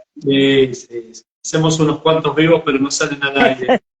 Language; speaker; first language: Spanish; native; Spanish